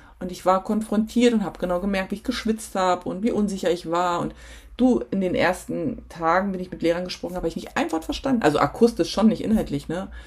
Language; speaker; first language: German; native; German